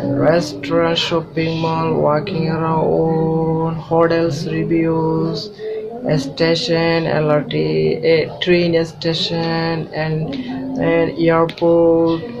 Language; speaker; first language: English; non-native, local second language; Bangla